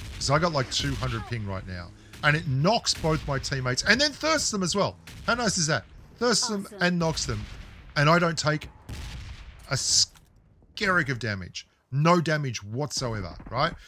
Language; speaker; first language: English; native; English